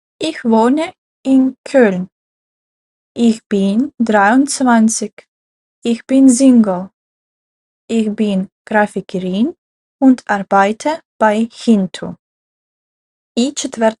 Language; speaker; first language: German; non-native, fluent; Ukrainian